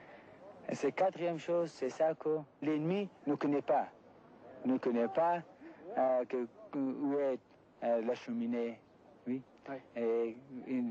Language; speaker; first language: French; non-native, learner; Persian